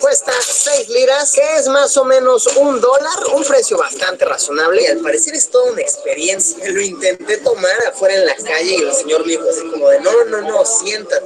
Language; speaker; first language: Spanish; native; Spanish